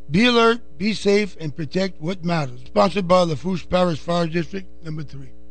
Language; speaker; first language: English; early bilingual, other home language; French